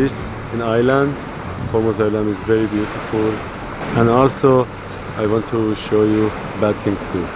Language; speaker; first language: English; non-native, fluent; Persian